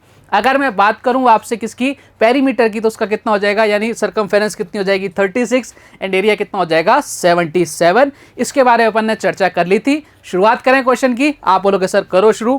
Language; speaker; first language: Hindi; native; Hindi